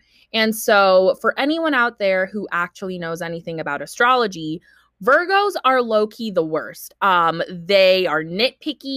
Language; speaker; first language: English; early bilingual, other home language; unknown